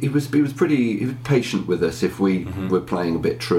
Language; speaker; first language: English; native; English